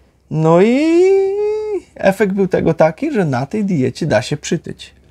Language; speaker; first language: Polish; native; Polish